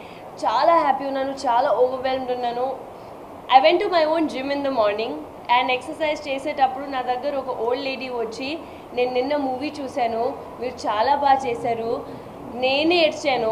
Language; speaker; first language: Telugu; non-native, local second language; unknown